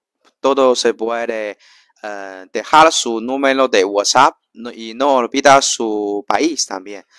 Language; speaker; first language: Spanish; non-native, learner; Chinese